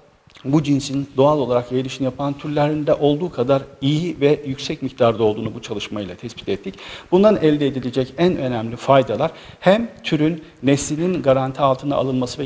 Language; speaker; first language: Turkish; native; Turkish